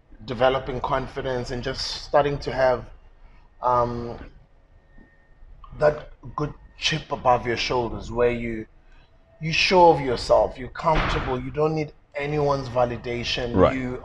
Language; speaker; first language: English; non-native, local second language; Zulu